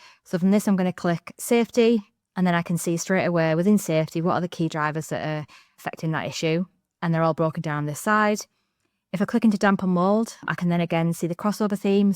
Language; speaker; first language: English; native; English